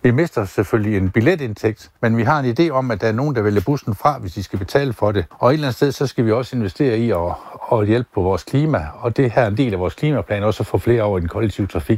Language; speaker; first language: Danish; native; Danish